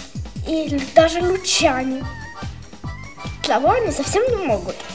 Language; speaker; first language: Russian; native; Russian